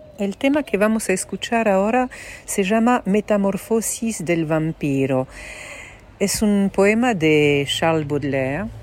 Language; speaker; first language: Spanish; non-native, fluent; French